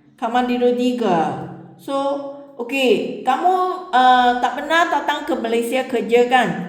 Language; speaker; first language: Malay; non-native, local second language; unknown